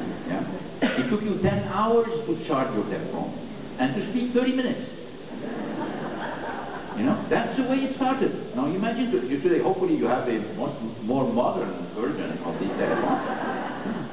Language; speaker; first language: English; non-native, fluent; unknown